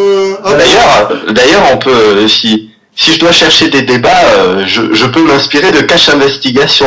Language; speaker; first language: French; native; French